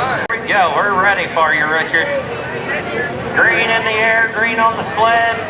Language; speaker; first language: English; native; English